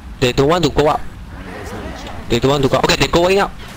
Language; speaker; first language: English; non-native, local second language; Chinese